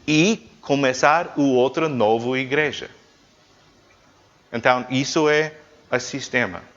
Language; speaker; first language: Portuguese; non-native, fluent; English